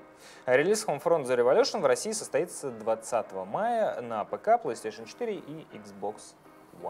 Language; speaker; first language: Russian; native; Russian